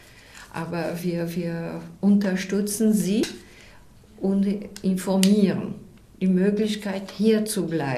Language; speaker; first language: German; non-native, learner; Portuguese